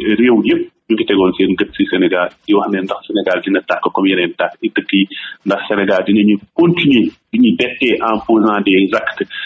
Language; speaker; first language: Wolof; non-native, local second language; Fula